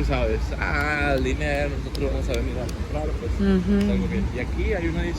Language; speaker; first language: Spanish; native; Spanish